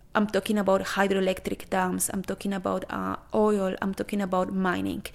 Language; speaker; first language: English; non-native, fluent; Spanish